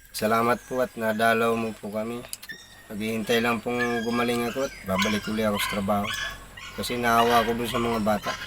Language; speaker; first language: Filipino; non-native, local second language; Bikol